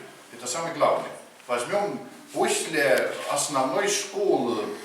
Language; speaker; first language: Russian; non-native, fluent; Estonian